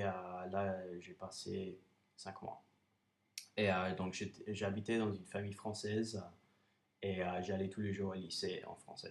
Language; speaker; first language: French; non-native, fluent; English